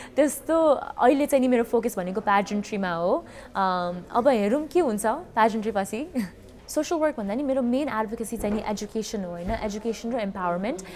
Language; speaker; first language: Nepali; early bilingual, heritage; Nepali